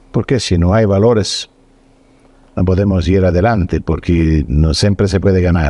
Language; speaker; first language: Spanish; non-native, fluent; Italian